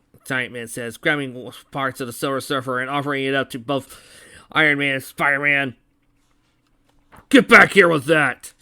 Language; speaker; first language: English; native; English